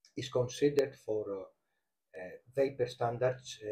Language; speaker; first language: English; non-native, fluent; Greek